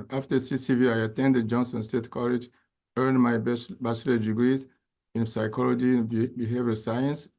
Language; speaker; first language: English; non-native, fluent; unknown